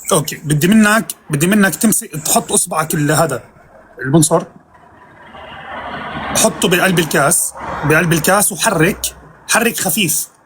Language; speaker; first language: Arabic; native; Arabic